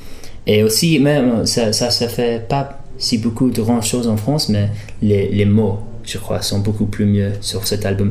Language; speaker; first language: French; early bilingual, heritage; English